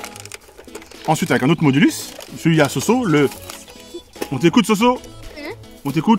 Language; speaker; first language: French; native; French